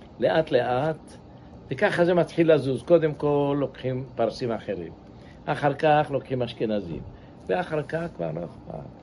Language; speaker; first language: Hebrew; native; Hebrew